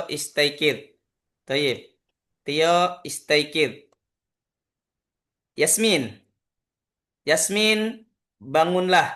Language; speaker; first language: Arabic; non-native, fluent; Indonesian